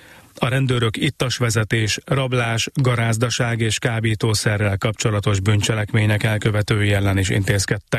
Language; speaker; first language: Hungarian; native; Hungarian